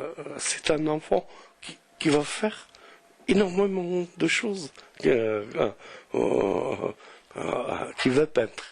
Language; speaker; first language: French; non-native, local second language; Arabic